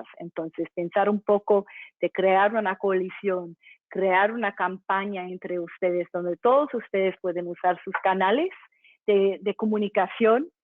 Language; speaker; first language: Spanish; non-native, fluent; English